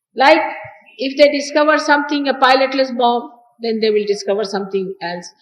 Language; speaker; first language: English; non-native, local second language; Marathi